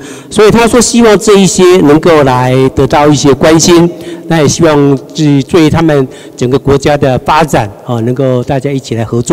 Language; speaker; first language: Chinese; native; Chinese